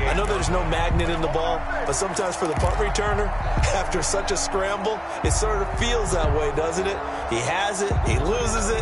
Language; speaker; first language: English; native; English